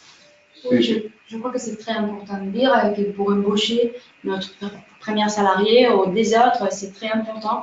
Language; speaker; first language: French; non-native, fluent; Spanish